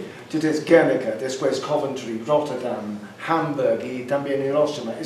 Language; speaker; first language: Spanish; non-native, learner; English